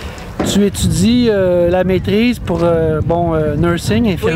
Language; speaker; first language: French; native; French